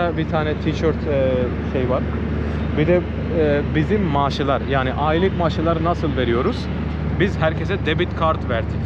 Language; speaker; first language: Turkish; non-native, fluent; Bangla